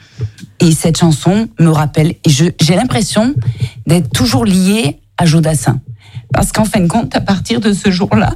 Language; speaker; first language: French; native; French